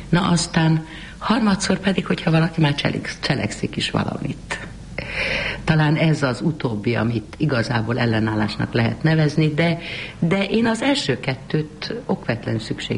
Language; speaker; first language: Hungarian; native; Hungarian